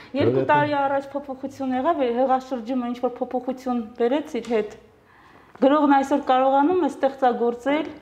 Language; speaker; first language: Armenian; native; Armenian